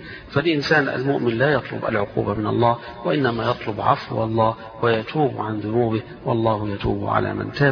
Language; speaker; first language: Arabic; native; Arabic